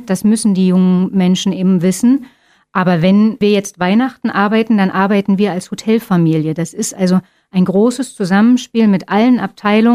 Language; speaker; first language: German; native; German